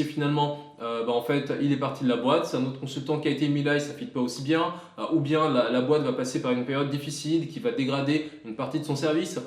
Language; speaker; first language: French; native; French